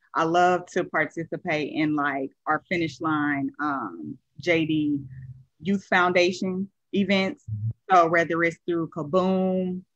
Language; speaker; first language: English; native; English